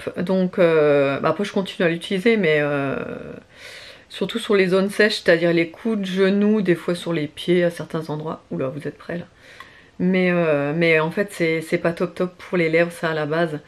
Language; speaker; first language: French; native; French